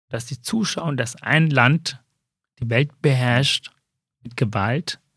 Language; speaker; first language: German; early bilingual, other home language; Sinhala